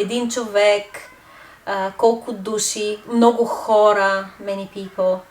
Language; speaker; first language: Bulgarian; non-native, fluent; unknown